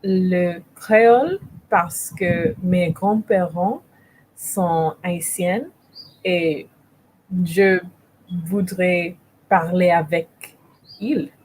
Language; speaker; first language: French; non-native, learner; English